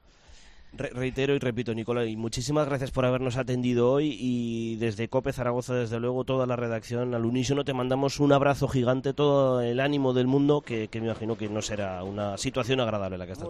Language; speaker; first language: Spanish; native; Spanish